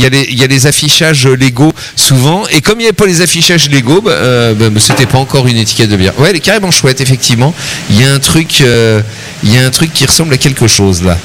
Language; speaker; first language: French; native; French